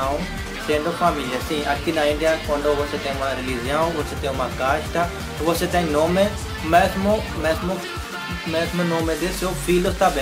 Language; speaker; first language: Portuguese; non-native, learner; Hindi